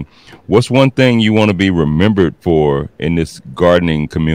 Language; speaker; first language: English; native; English